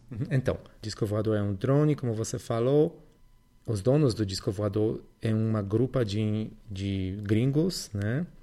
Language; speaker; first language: Portuguese; non-native, fluent; Polish